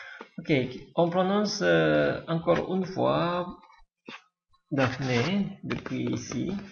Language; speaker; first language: French; non-native, fluent; Indonesian